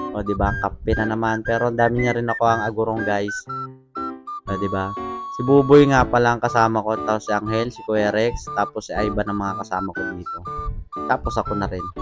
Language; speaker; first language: Filipino; non-native, local second language; Iloko